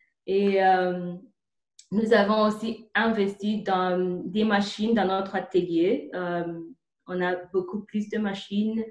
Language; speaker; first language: French; non-native, fluent; Kinyarwanda